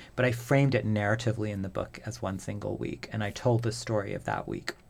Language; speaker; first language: English; native; English